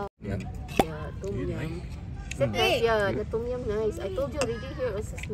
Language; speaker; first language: English; non-native, local second language; Filipino